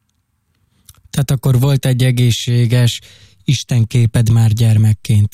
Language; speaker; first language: Hungarian; native; Hungarian